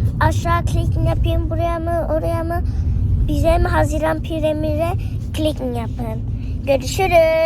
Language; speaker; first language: Turkish; early bilingual, heritage; Turkish